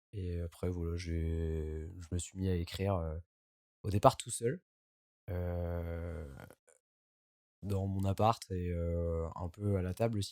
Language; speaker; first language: French; native; French